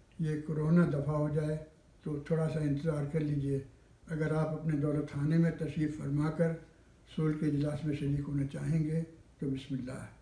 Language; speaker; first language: Urdu; native; Urdu